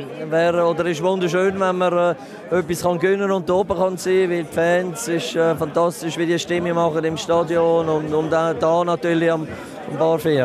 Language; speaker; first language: German; non-native, learner; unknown